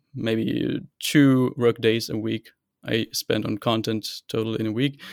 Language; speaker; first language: English; non-native, fluent; German